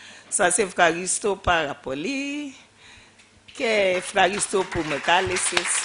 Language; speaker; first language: Greek; non-native, fluent; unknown